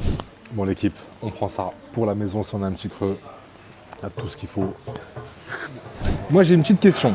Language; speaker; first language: French; native; French